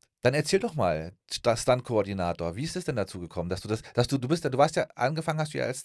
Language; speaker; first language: German; native; German